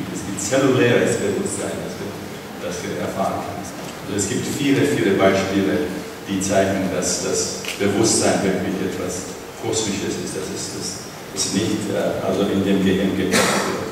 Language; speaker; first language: German; non-native, fluent; Czech